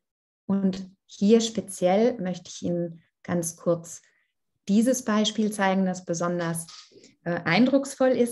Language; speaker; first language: German; non-native, fluent; Italian